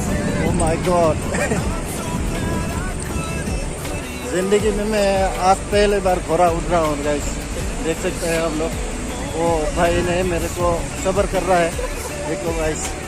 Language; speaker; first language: Hindi; non-native, local second language; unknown